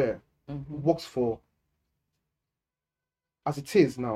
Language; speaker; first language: English; non-native, local second language; Yoruba